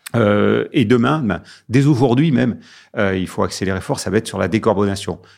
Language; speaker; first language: French; native; French